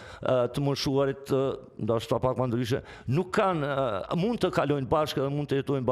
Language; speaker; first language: Albanian; native; Albanian